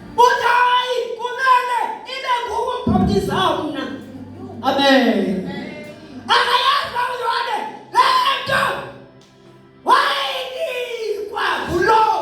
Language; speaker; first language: Zulu; non-native, local second language; Xhosa